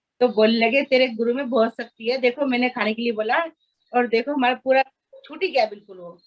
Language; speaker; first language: Hindi; non-native, local second language; Nepali